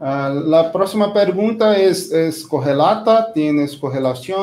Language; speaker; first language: Spanish; non-native, fluent; Portuguese